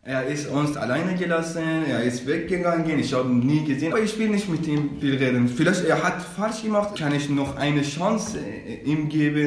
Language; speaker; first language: German; non-native, learner; Persian